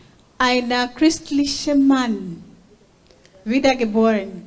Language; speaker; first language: German; non-native, learner; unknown